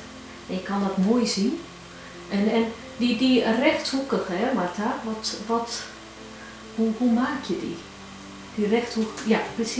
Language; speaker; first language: Dutch; early bilingual, heritage; Turkish